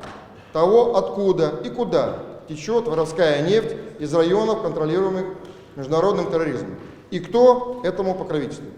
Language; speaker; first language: Russian; native; Russian